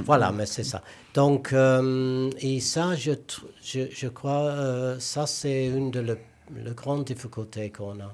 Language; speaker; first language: French; non-native, learner; English